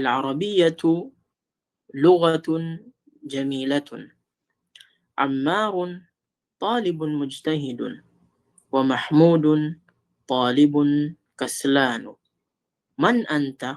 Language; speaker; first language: Arabic; non-native, fluent; Filipino